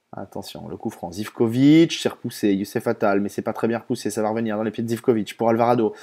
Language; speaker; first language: French; native; French